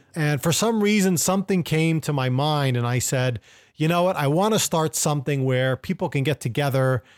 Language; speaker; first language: English; native; English